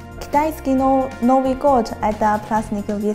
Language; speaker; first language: Russian; non-native, learner; Chinese